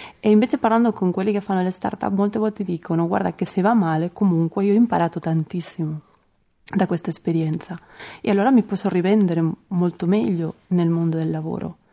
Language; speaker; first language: Italian; non-native, fluent; Spanish